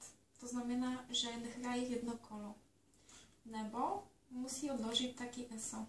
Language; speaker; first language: Czech; non-native, learner; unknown